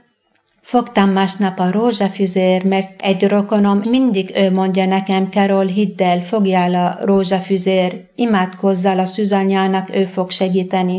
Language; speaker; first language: Hungarian; non-native, fluent; Arabic